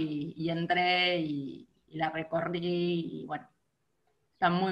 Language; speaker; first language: Spanish; native; Spanish